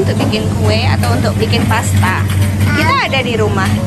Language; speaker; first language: Indonesian; native; Indonesian